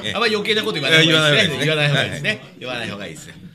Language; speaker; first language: Japanese; native; Japanese